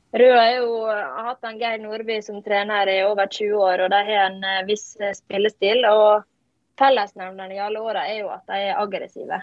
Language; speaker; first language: Norwegian; native; Norwegian